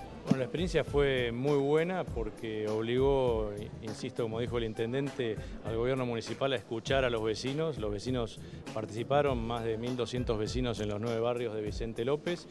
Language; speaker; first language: Spanish; native; Spanish